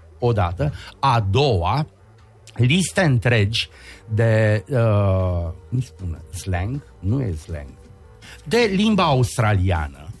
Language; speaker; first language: Romanian; native; Romanian